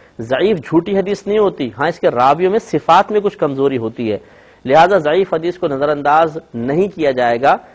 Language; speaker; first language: Urdu; native; Urdu